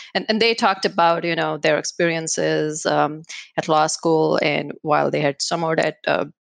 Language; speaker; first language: English; non-native, local second language; Hindi